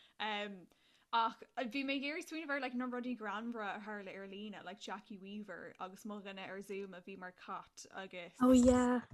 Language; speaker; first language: Irish; native; Irish